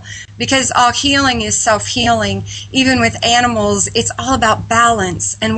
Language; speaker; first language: English; native; English